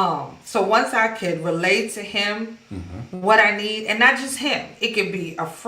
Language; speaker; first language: English; native; English